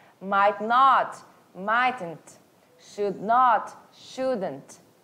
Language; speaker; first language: English; non-native, fluent; Portuguese